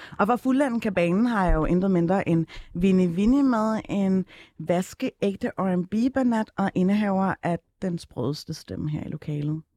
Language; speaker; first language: Danish; early bilingual, other home language; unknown